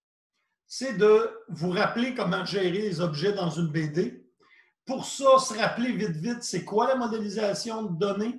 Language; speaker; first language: French; native; French